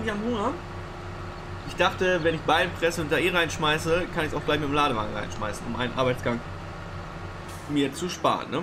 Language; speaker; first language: German; native; German